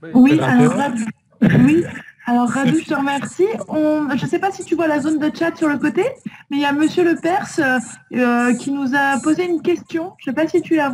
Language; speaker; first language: French; native; French